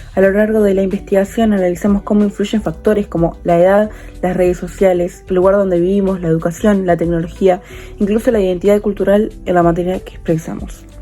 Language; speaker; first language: Spanish; native; Spanish